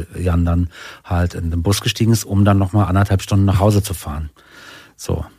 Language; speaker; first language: German; native; German